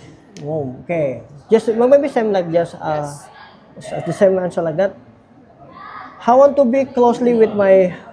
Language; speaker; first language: English; non-native, learner; Indonesian